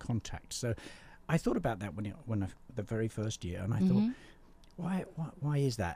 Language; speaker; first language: English; native; English